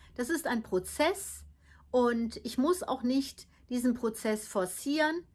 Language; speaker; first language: German; early bilingual, heritage; Dutch